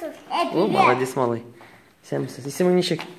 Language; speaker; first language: Russian; non-native, local second language; Tatar